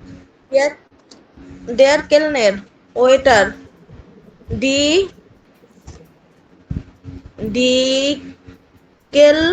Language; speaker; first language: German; non-native, learner; Bangla